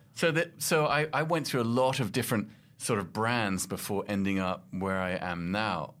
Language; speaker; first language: English; native; English